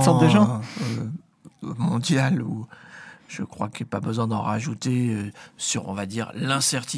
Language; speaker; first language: French; native; French